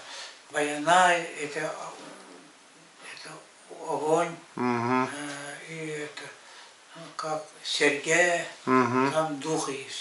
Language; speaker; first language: Russian; non-native, local second language; Yakut